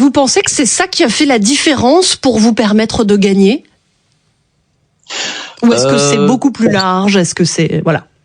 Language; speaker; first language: French; native; French